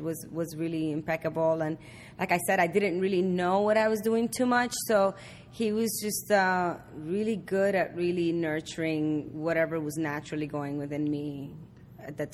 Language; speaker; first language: English; early bilingual, other home language; Spanish